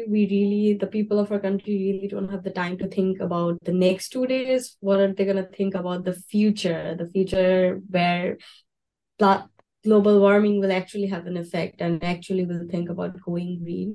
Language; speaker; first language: English; non-native, local second language; Bangla